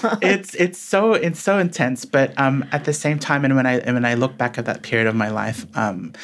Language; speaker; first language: English; early bilingual, other home language; Filipino